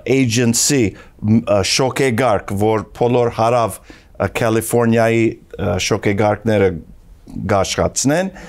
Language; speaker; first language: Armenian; early bilingual, heritage; Armenian